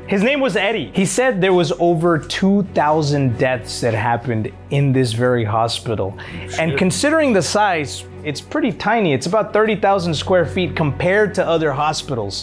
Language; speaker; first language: English; early bilingual, other home language; Spanish